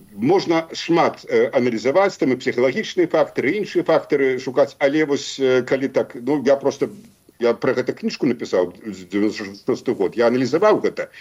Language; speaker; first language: Belarusian; native; Belarusian